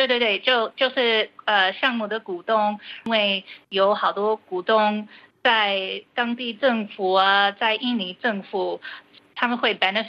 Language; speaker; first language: Chinese; early bilingual, heritage; Chinese